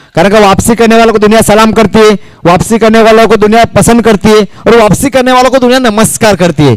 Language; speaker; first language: Hindi; non-native, local second language; Marathi